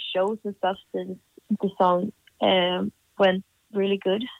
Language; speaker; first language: English; non-native, fluent; Swedish